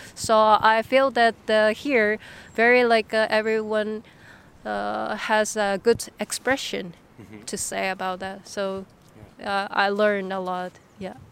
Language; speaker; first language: English; non-native, learner; Japanese